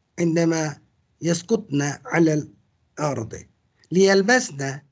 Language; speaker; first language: Arabic; non-native, fluent; Turkish